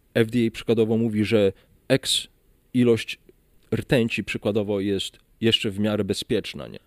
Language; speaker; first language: Polish; early bilingual, heritage; Polish